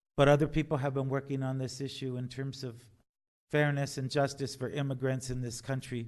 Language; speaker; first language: English; native; English